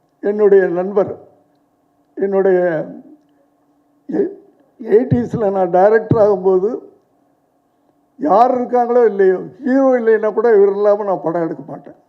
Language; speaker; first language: Tamil; native; Tamil